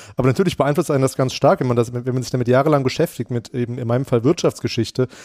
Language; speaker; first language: German; native; German